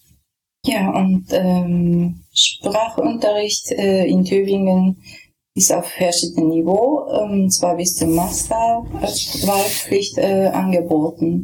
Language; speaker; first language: German; non-native, fluent; Japanese